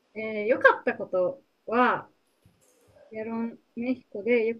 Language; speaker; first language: Spanish; non-native, learner; Japanese